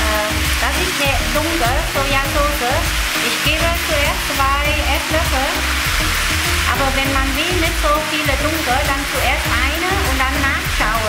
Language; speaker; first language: German; non-native, learner; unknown